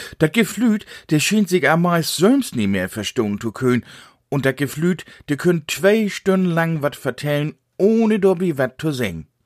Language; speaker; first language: German; native; German